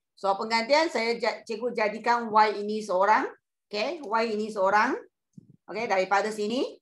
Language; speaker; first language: Malay; non-native, local second language; Chinese